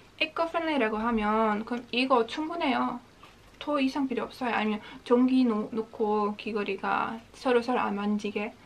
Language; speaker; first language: Korean; non-native, fluent; Latvian